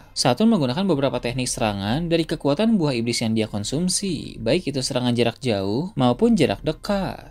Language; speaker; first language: Indonesian; native; Indonesian